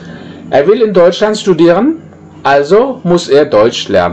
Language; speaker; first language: German; non-native, fluent; Indonesian